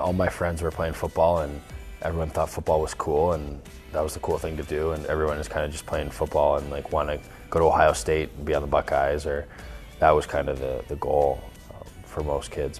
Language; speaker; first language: English; native; English